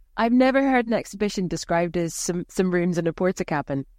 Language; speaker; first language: English; native; English